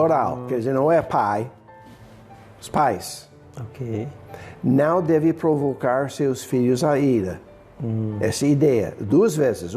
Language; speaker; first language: Portuguese; non-native, fluent; English